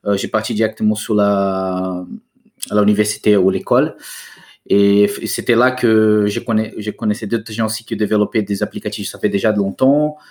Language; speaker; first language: French; non-native, fluent; Portuguese